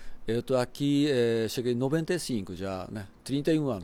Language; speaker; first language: Portuguese; non-native, fluent; Japanese